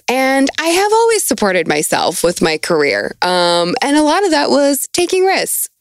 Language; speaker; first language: English; native; English